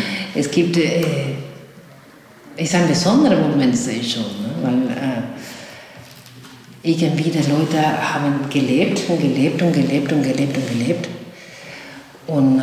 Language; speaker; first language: German; non-native, fluent; Spanish